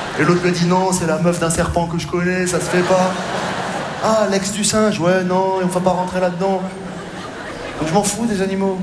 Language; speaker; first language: French; native; French